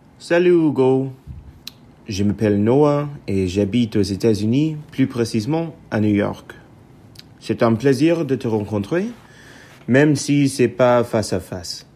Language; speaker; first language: French; non-native, learner; English